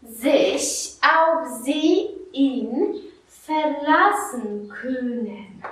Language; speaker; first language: German; non-native, fluent; Polish